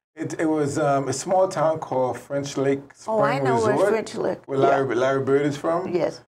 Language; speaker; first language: English; native; English